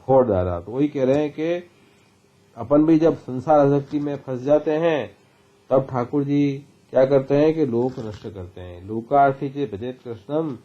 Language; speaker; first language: Hindi; non-native, local second language; Gujarati